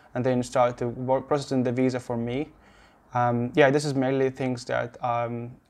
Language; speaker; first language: English; non-native, learner; Arabic